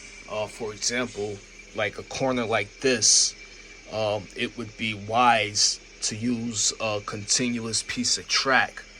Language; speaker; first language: English; native; English